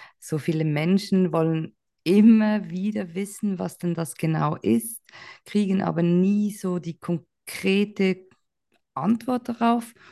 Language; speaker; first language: German; native; German